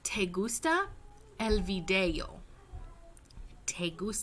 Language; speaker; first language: Spanish; non-native, fluent; English